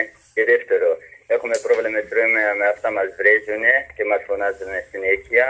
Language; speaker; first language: Greek; non-native, learner; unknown